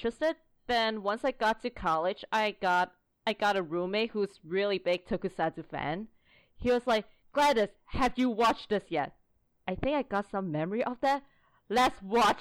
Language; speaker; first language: English; non-native, local second language; Cantonese